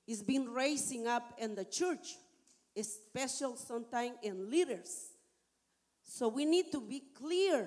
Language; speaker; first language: English; non-native, learner; Spanish